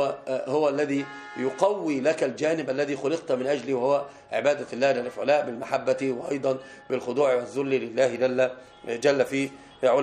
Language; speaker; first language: Arabic; native; Arabic